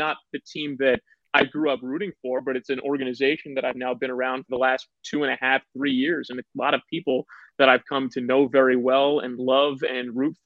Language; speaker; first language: English; native; English